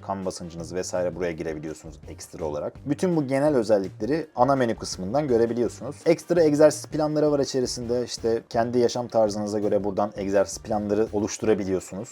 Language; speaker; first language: Turkish; native; Turkish